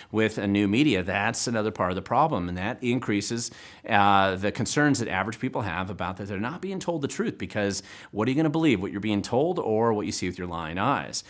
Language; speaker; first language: English; native; English